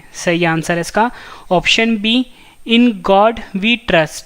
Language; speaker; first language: Hindi; native; Hindi